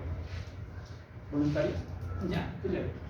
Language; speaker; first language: Spanish; native; Spanish